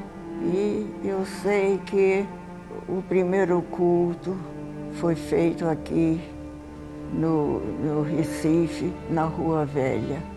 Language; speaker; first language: Portuguese; early bilingual, heritage; Portuguese